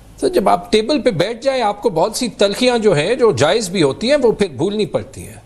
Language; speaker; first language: Urdu; non-native, local second language; Pashto